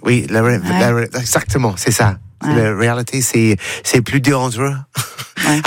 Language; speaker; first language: French; non-native, learner; English